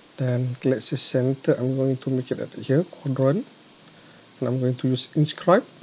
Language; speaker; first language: English; non-native, local second language; Malay